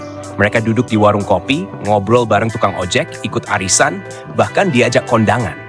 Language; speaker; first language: Indonesian; native; Indonesian